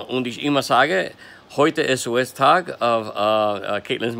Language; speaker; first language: German; non-native, learner; English